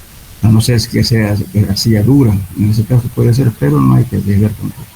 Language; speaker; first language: Spanish; native; Spanish